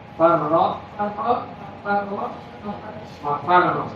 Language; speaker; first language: Arabic; non-native, fluent; Malay